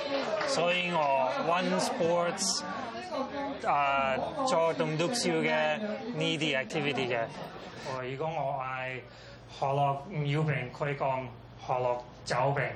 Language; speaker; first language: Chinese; non-native, local second language; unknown